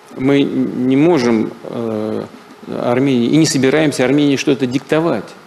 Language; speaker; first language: Russian; native; Russian